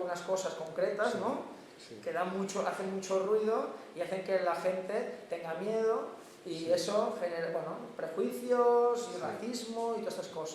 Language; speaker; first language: Spanish; native; Spanish